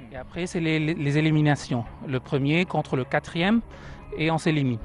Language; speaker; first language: French; non-native, learner; Arabic